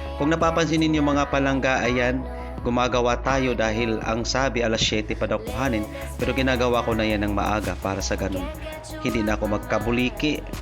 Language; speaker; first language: Filipino; non-native, local second language; Cebuano